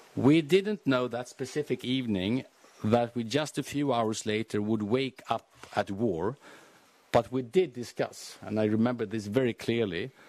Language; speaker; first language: English; non-native, fluent; Swedish